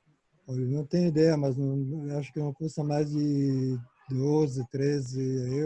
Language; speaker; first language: Portuguese; non-native, fluent; Italian